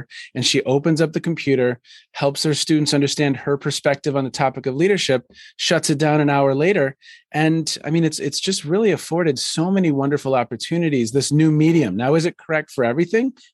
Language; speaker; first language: English; native; English